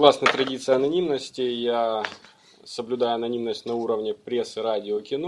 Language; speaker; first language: Russian; native; Russian